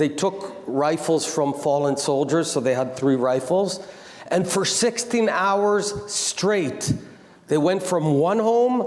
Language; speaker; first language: English; non-native, local second language; Hebrew